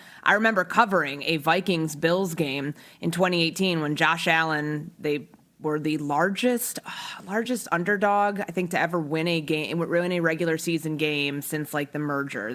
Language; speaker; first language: English; native; English